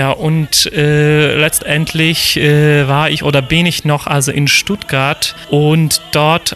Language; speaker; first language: German; non-native, fluent; Polish